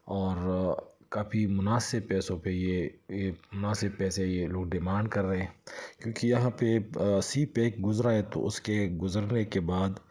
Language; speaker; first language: Urdu; non-native, local second language; Punjabi